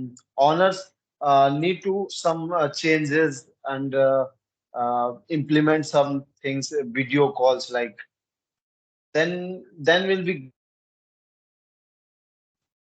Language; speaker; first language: English; non-native, learner; Hindi